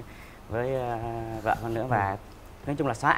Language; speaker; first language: Vietnamese; native; Vietnamese